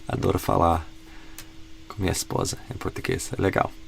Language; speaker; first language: Portuguese; non-native, fluent; English